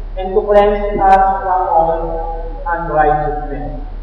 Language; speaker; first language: English; non-native, local second language; Filipino